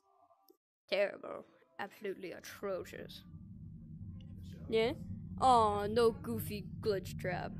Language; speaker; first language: English; native; English